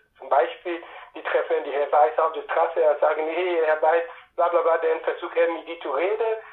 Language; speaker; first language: German; non-native, learner; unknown